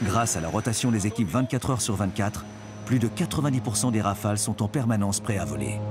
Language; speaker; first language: French; native; French